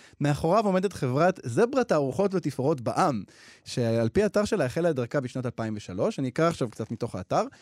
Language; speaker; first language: Hebrew; native; Hebrew